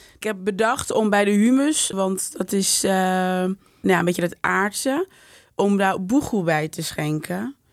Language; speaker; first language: Dutch; non-native, fluent; Bambara